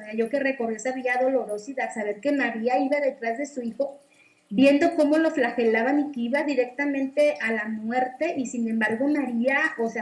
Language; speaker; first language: Spanish; native; Spanish